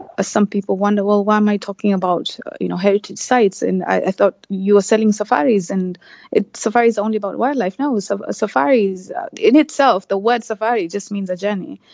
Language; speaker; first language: English; non-native, local second language; Swahili